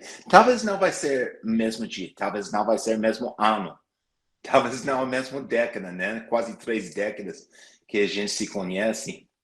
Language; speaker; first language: Portuguese; non-native, fluent; English